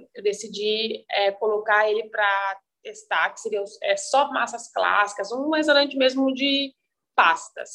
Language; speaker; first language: Portuguese; native; Portuguese